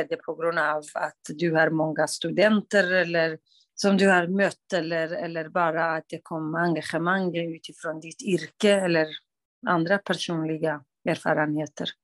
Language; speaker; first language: Swedish; non-native, fluent; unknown